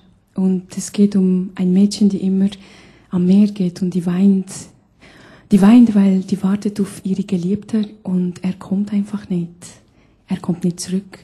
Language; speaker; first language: German; non-native, fluent; Albanian